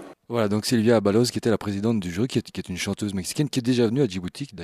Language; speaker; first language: French; native; French